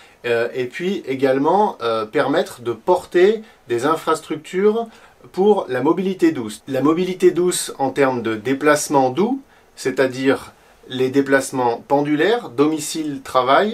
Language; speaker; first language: French; native; French